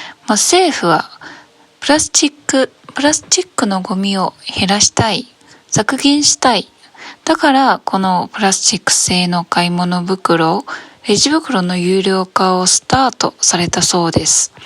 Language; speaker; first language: Japanese; non-native, learner; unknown